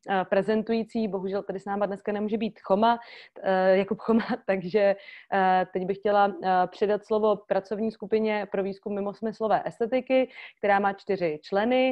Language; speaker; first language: Czech; native; Czech